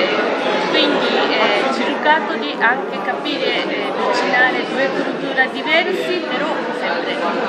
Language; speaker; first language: Italian; non-native, learner; Japanese